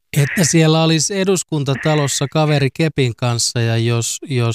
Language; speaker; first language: Finnish; native; Finnish